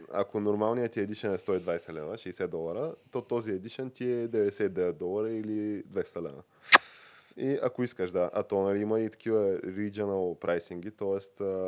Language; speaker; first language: Bulgarian; native; Bulgarian